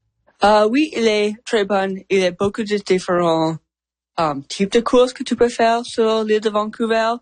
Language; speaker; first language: French; non-native, local second language; English